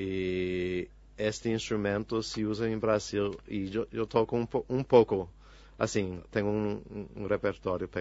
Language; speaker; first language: Spanish; non-native, fluent; English